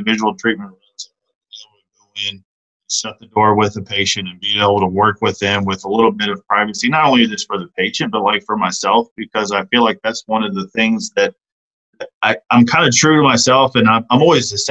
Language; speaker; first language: English; native; English